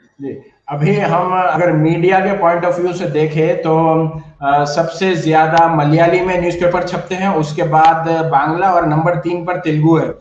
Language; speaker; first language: Hindi; non-native, local second language; Urdu